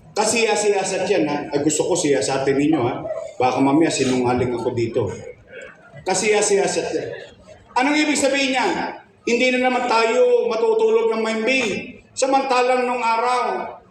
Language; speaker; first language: Filipino; native; Filipino